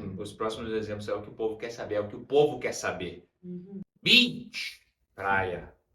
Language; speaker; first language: Portuguese; early bilingual, heritage; Portuguese